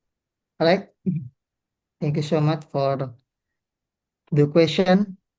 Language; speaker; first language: English; non-native, learner; Indonesian